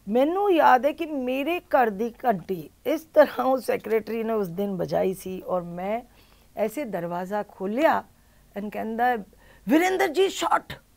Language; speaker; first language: Punjabi; early bilingual, heritage; Punjabi